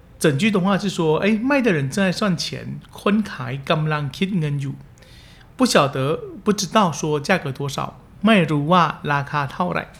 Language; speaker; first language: Chinese; early bilingual, heritage; Chinese